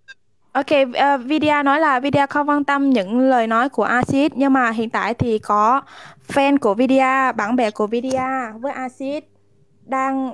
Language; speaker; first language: Vietnamese; non-native, fluent; Malay